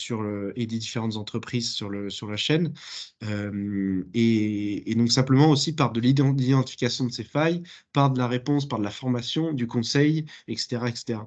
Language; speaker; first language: French; native; French